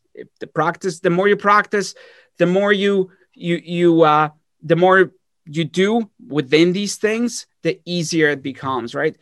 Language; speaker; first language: English; early bilingual, other home language; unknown